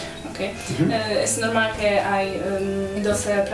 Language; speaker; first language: Spanish; non-native, fluent; Polish